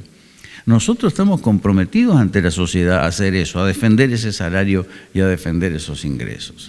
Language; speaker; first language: Spanish; native; Spanish